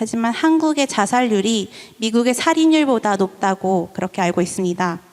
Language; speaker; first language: Korean; native; Korean